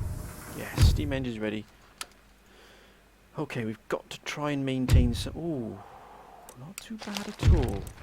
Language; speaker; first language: English; native; English